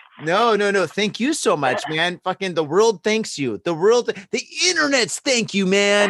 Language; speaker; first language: English; native; English